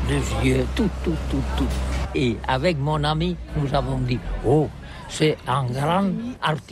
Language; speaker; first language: French; non-native, learner; Catalan